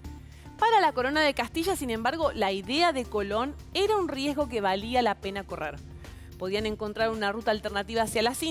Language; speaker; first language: Spanish; native; Spanish